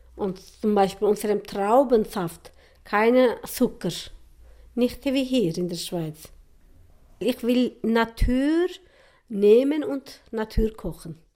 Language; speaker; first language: German; non-native, learner; Turkish